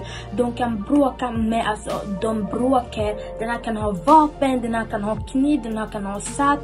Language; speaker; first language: Swedish; early bilingual, other home language; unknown